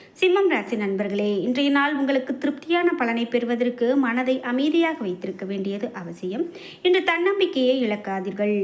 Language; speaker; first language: Tamil; native; Tamil